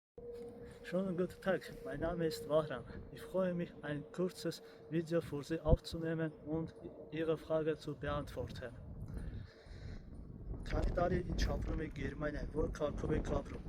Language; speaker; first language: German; non-native, fluent; Armenian